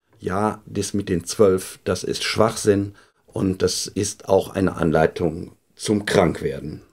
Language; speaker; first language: German; native; German